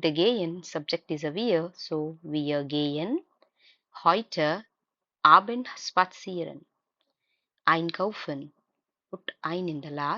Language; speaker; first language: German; non-native, fluent; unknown